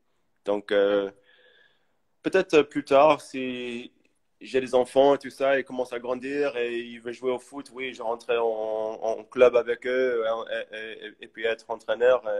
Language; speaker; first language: French; early bilingual, heritage; English